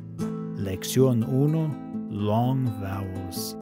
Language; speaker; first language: Spanish; non-native, fluent; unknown